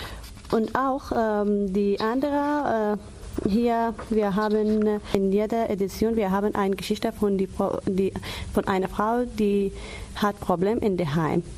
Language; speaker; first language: German; non-native, learner; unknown